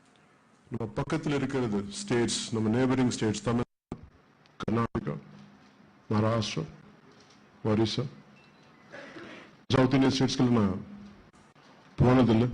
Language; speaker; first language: Tamil; non-native, local second language; Telugu